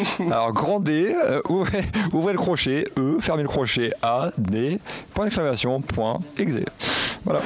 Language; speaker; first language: French; native; French